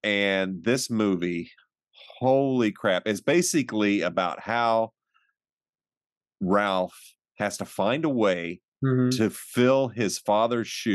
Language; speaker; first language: English; native; English